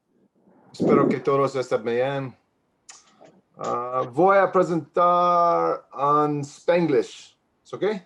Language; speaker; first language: Spanish; non-native, learner; English